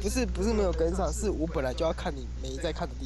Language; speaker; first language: Chinese; native; Chinese